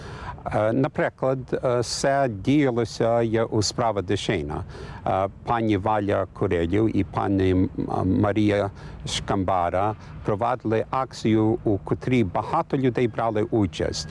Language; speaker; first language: Ukrainian; early bilingual, heritage; English